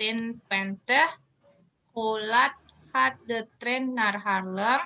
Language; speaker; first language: Dutch; non-native, learner; Indonesian